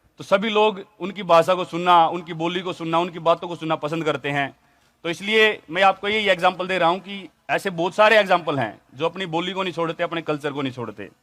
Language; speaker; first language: Hindi; native; Hindi